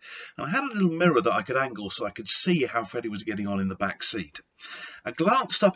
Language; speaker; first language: English; native; English